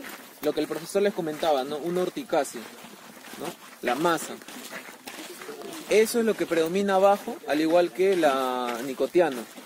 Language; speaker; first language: Spanish; native; Spanish